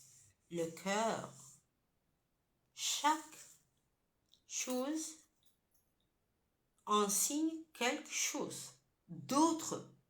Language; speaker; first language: French; non-native, fluent; Italian